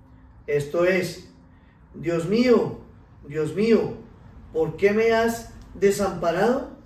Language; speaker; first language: Spanish; native; Spanish